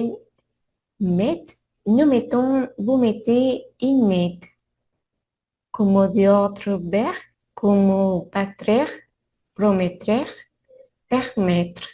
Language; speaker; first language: French; non-native, learner; Spanish